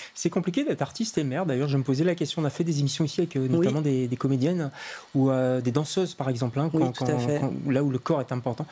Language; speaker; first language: French; native; French